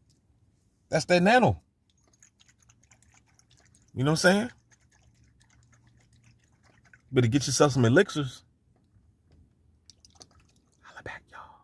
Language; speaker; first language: English; native; English